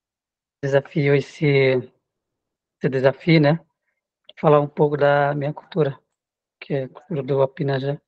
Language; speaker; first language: Portuguese; non-native, local second language; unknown